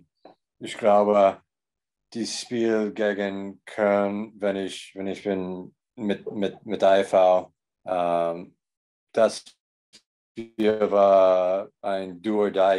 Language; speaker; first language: German; non-native, learner; English